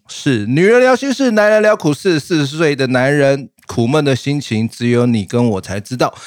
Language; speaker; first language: Chinese; non-native, fluent; Cantonese